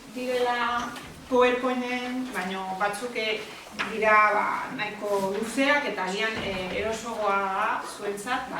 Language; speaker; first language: Basque; non-native, fluent; Catalan